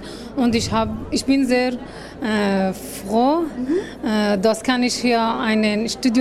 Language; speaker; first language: German; non-native, learner; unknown